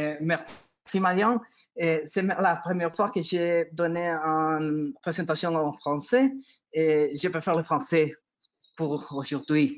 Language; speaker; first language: French; non-native, learner; Spanish